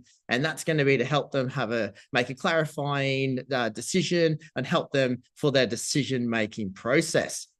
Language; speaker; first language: English; native; English